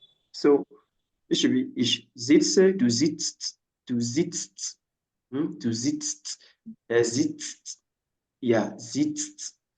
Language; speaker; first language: German; non-native, fluent; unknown